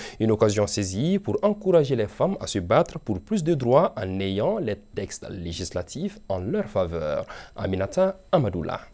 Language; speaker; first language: French; non-native, local second language; Bambara